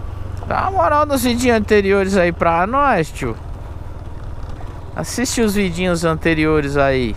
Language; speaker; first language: Portuguese; native; Portuguese